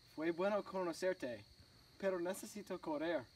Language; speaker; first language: Spanish; non-native, learner; English